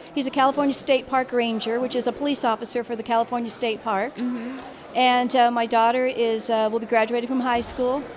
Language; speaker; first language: English; native; English